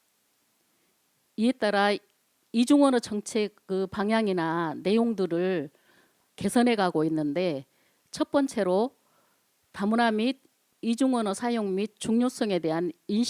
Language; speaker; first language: Korean; native; Korean